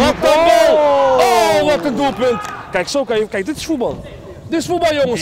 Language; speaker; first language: Dutch; native; Dutch